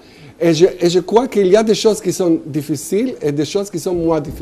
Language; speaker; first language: French; non-native, fluent; Hebrew